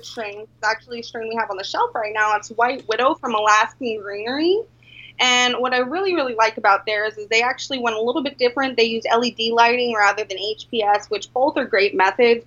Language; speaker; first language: English; native; English